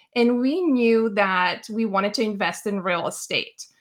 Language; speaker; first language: English; non-native, fluent; Bulgarian